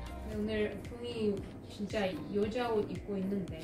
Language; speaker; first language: Korean; non-native, fluent; Russian